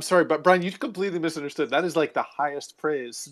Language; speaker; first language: English; native; English